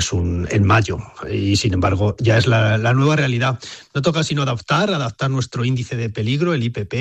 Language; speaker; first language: Spanish; native; Spanish